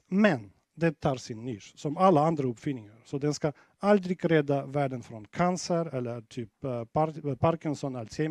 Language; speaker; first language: Swedish; non-native, fluent; Russian